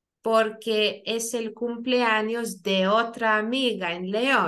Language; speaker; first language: Spanish; non-native, fluent; Lithuanian